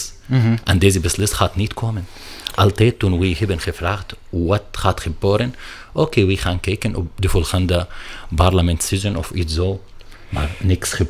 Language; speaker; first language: Dutch; non-native, learner; Arabic